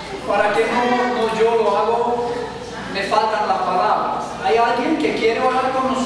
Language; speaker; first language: Spanish; non-native, learner; German